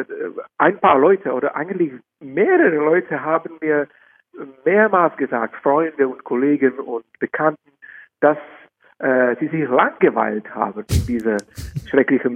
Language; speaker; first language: German; non-native, fluent; Czech